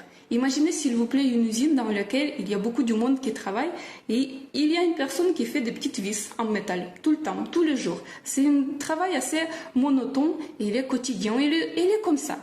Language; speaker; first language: French; non-native, fluent; Russian